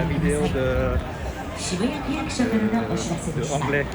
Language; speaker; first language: French; non-native, learner; Japanese